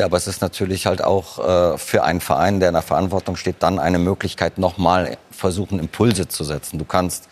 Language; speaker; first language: German; native; German